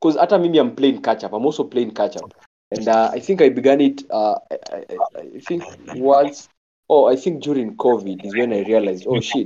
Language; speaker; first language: English; non-native, local second language; Kikuyu